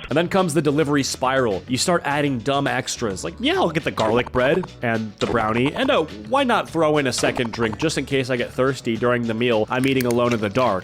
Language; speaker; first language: English; native; English